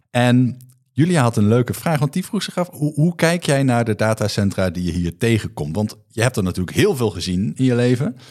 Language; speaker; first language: Dutch; native; Dutch